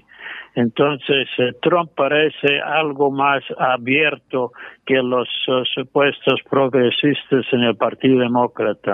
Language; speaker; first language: Spanish; non-native, fluent; English